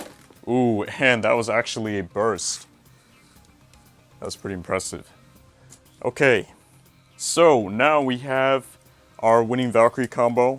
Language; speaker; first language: English; native; English